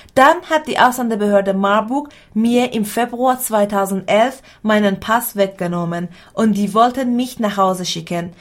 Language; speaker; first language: German; non-native, fluent; Persian